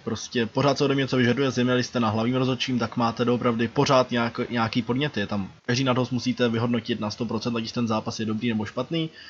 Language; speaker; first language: Czech; native; Czech